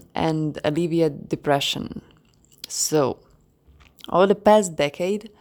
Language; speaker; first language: English; non-native, fluent; Croatian